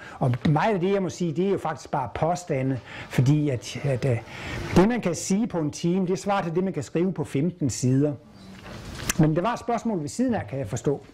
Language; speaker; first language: Danish; native; Danish